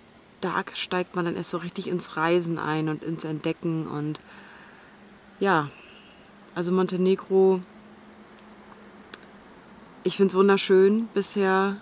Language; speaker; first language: German; native; German